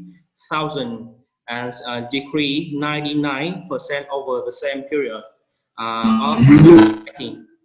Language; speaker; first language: English; non-native, fluent; Vietnamese